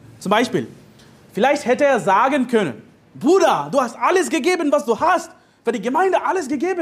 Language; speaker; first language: German; non-native, fluent; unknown